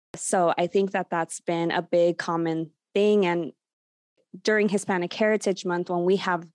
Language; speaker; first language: English; native; English